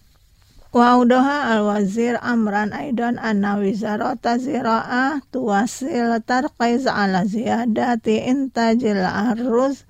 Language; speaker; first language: Arabic; non-native, fluent; Indonesian